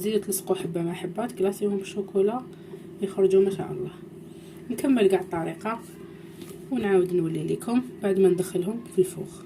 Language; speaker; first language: Arabic; native; Arabic